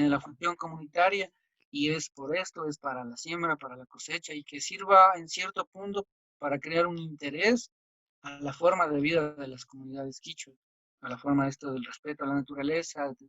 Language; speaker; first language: Spanish; non-native, local second language; Quechua